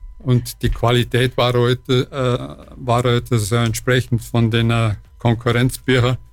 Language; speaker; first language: German; native; German